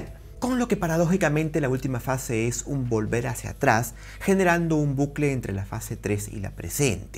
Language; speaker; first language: Spanish; native; Spanish